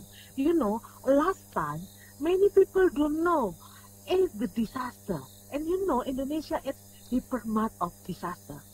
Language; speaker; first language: English; non-native, learner; Indonesian